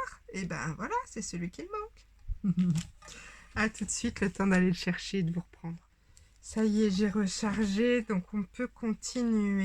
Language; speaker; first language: French; native; French